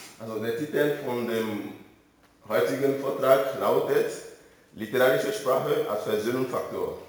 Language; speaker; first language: German; non-native, fluent; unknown